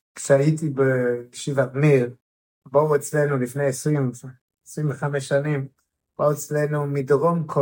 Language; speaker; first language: Hebrew; non-native, fluent; English